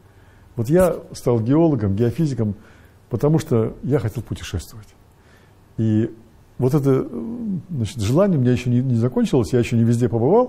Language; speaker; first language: Russian; native; Russian